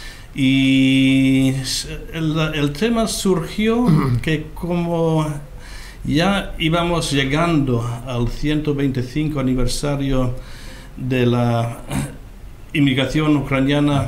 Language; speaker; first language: Spanish; non-native, fluent; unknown